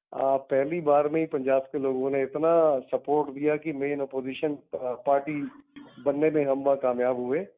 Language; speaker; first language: Hindi; non-native, local second language; Punjabi